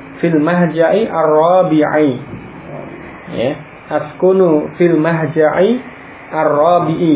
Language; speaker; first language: Arabic; non-native, fluent; Indonesian